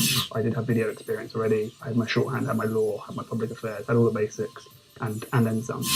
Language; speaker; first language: English; native; English